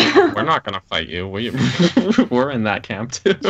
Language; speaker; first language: English; native; English